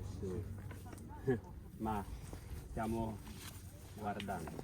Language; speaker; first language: Italian; non-native, learner; English